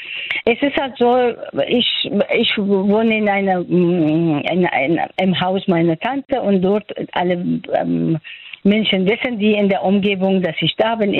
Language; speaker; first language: German; non-native, local second language; Persian